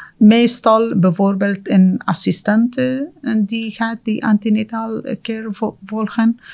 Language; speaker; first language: Dutch; non-native, fluent; Persian